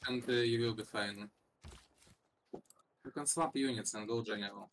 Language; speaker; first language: English; non-native, learner; Russian